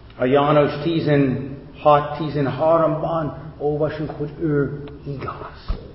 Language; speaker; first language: Hungarian; non-native, fluent; English